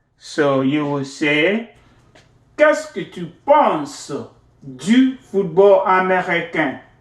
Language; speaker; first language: French; non-native, fluent; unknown